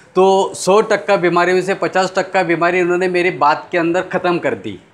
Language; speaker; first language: Hindi; non-native, local second language; Urdu